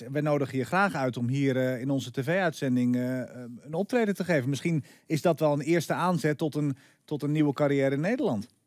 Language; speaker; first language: Dutch; native; Dutch